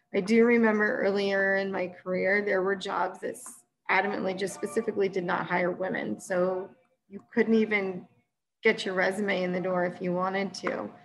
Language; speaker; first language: English; native; English